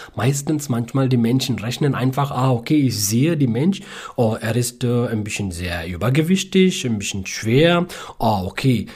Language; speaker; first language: German; non-native, learner; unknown